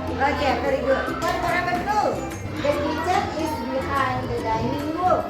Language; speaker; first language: English; non-native, learner; Indonesian